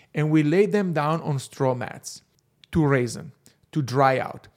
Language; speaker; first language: English; non-native, fluent; Italian